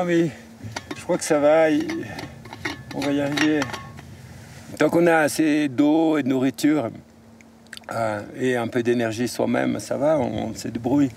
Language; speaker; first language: French; native; French